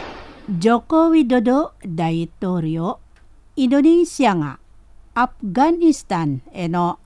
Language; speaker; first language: Japanese; non-native, fluent; Indonesian